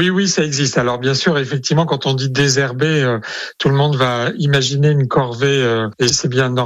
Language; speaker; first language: French; native; French